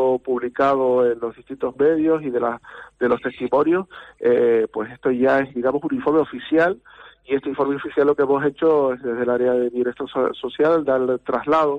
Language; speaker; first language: Spanish; native; Spanish